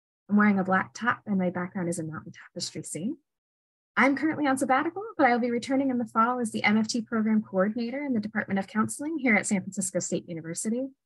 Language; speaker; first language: English; native; English